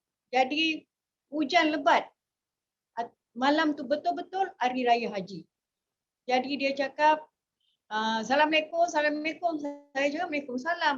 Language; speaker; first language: Malay; native; Malay